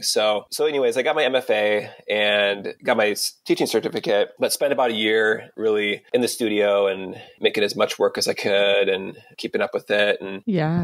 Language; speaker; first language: English; native; English